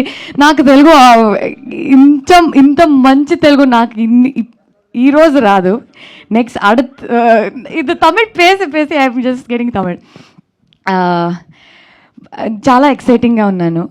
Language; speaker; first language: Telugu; non-native, learner; Kannada